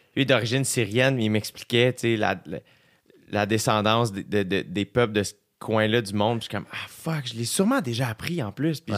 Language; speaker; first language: French; native; French